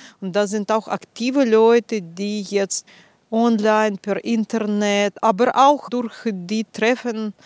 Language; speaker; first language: German; non-native, fluent; Russian